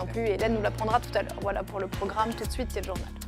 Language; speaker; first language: French; native; French